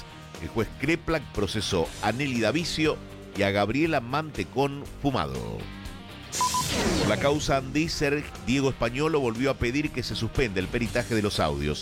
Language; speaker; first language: Spanish; native; Spanish